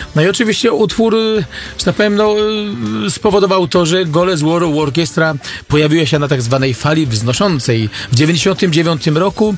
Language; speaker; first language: Polish; native; Polish